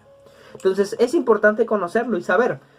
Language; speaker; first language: Spanish; native; Spanish